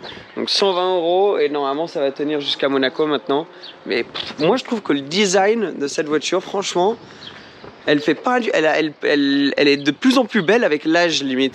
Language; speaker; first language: French; native; French